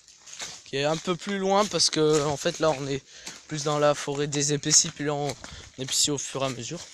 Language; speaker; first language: French; native; French